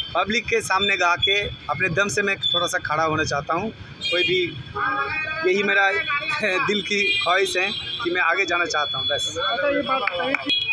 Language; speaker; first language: Hindi; non-native, local second language; Bangla